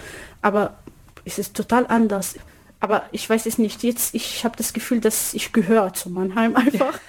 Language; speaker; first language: German; non-native, learner; Arabic